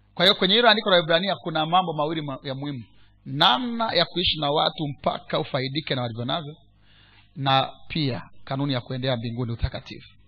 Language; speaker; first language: Swahili; non-native, local second language; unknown